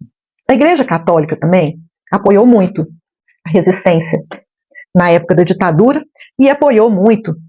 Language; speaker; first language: Portuguese; native; Portuguese